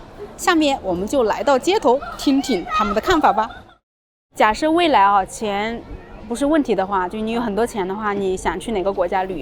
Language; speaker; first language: Chinese; native; Chinese